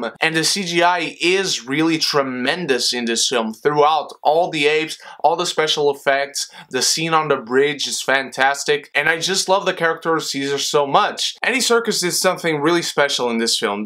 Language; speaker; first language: English; non-native, fluent; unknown